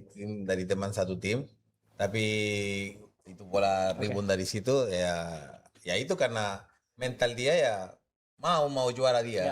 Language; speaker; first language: Indonesian; non-native, fluent; Spanish